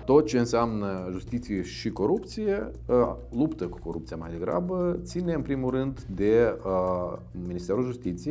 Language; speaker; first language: Romanian; native; Romanian